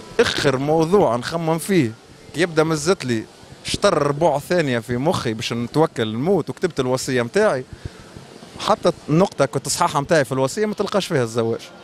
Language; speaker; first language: Arabic; native; Arabic